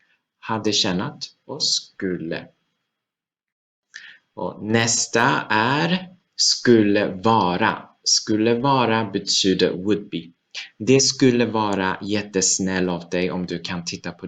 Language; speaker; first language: Swedish; non-native, fluent; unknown